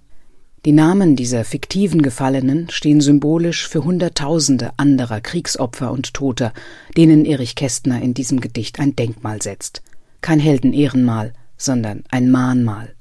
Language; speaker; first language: German; native; German